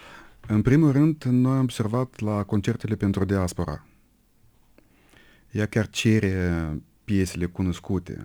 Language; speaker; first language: Romanian; non-native, local second language; Russian